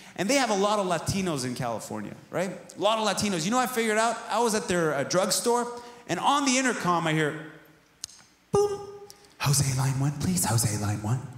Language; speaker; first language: English; native; English